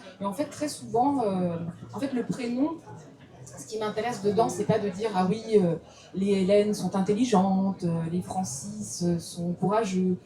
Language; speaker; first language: French; early bilingual, other home language; Russian